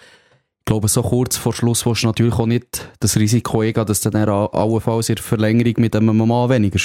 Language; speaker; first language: German; native; German